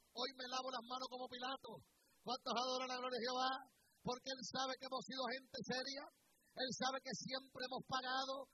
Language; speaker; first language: Spanish; native; Spanish